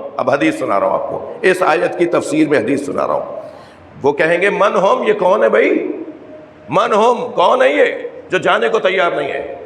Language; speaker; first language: Urdu; native; Urdu